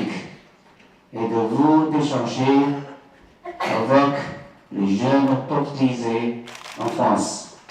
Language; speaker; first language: French; non-native, fluent; Chinese